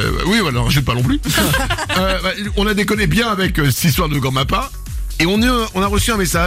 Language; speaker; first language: French; native; French